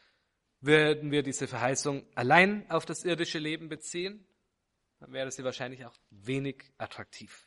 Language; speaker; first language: German; native; German